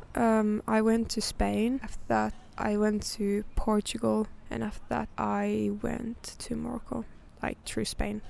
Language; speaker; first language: English; non-native, fluent; Finnish